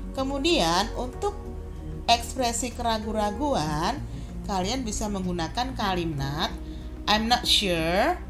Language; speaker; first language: English; non-native, fluent; Indonesian